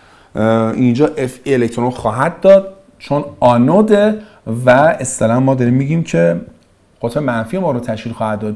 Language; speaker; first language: Persian; native; Persian